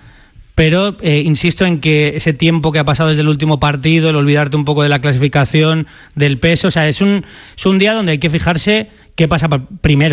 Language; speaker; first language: Spanish; native; Spanish